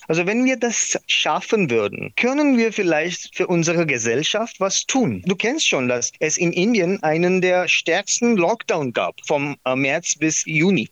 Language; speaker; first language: German; non-native, learner; Marathi